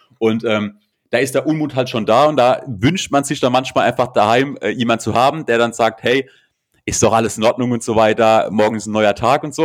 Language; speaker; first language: German; native; German